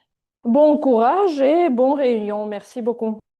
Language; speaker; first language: French; non-native, fluent; Russian